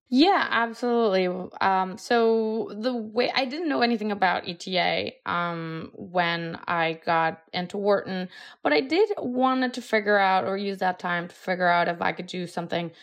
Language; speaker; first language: English; non-native, fluent; Spanish